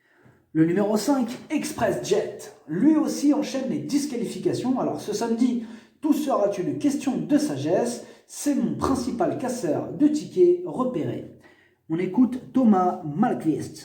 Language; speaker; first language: French; native; French